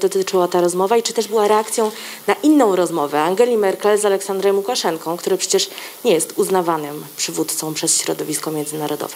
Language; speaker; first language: Polish; native; Polish